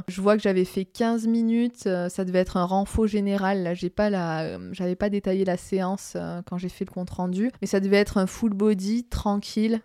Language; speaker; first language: French; native; French